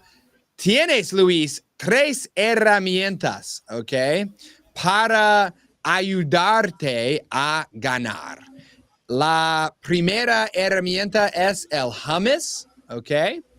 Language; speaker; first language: Spanish; non-native, learner; English